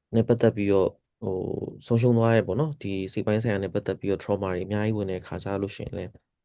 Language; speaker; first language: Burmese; non-native, local second language; S'gaw Karen